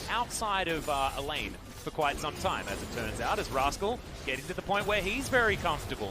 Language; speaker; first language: English; native; English